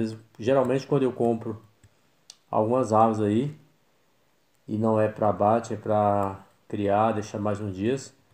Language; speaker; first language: Portuguese; native; Portuguese